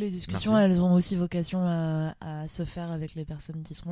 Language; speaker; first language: French; native; French